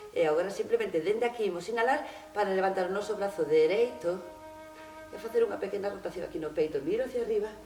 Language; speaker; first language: Galician; non-native, local second language; Spanish